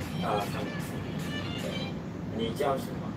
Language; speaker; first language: Chinese; non-native, learner; Japanese